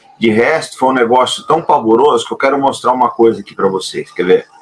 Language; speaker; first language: Portuguese; native; Portuguese